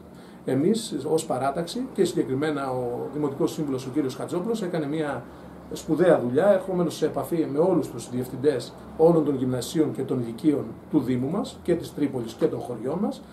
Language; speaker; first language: Greek; native; Greek